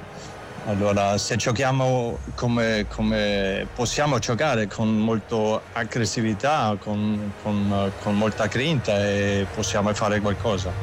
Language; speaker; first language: Italian; non-native, fluent; German